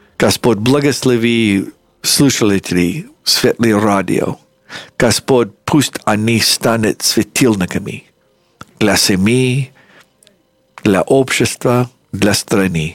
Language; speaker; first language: Russian; non-native, fluent; English